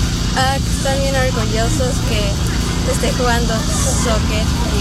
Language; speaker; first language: Spanish; early bilingual, other home language; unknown